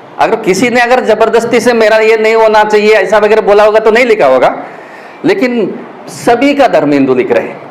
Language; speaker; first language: Hindi; non-native, local second language; Gondi